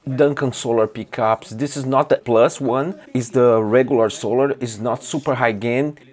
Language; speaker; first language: English; non-native, fluent; Portuguese